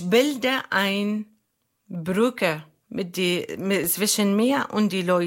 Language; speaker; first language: German; non-native, learner; Arabic